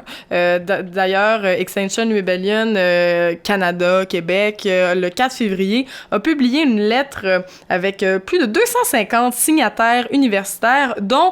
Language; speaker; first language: French; native; French